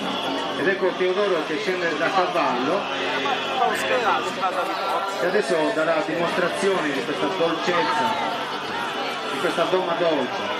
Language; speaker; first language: Italian; native; Italian